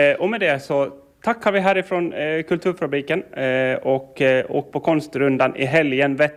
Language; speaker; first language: Swedish; native; Swedish